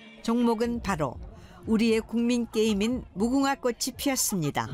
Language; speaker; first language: Korean; native; Korean